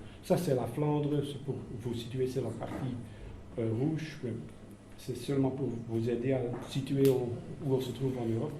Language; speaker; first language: French; non-native, local second language; Dutch